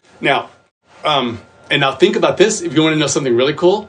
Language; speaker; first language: English; native; English